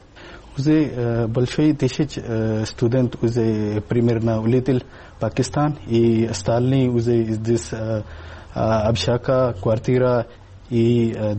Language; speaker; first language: Russian; non-native, learner; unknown